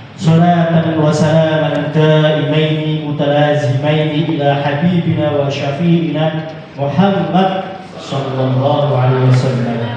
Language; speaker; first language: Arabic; non-native, learner; Indonesian